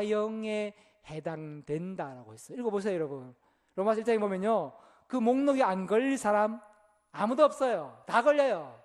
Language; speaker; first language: Korean; native; Korean